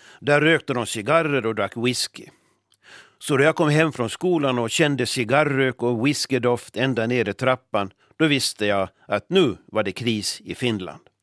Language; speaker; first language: Swedish; native; Swedish